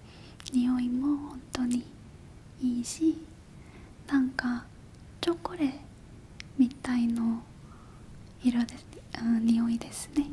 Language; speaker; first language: Japanese; non-native, learner; Korean